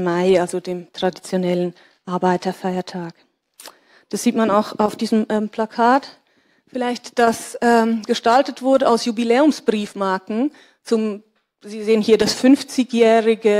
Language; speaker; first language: German; native; German